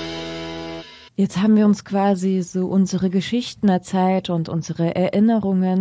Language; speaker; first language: German; non-native, fluent; Russian